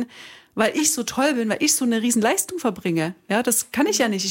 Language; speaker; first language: German; native; German